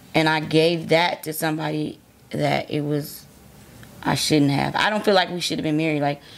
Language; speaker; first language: English; native; English